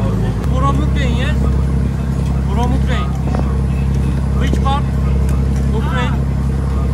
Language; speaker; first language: English; non-native, learner; Turkish